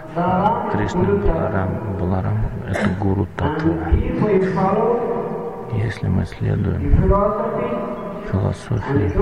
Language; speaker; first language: Russian; non-native, fluent; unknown